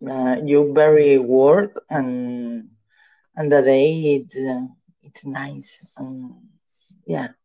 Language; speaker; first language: English; non-native, learner; Catalan